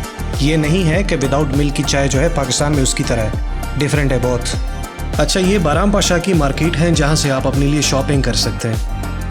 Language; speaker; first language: Urdu; non-native, local second language; Pashto